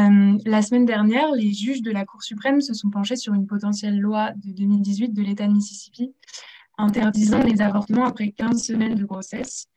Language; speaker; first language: French; native; French